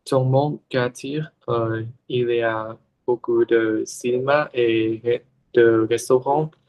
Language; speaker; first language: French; non-native, learner; Vietnamese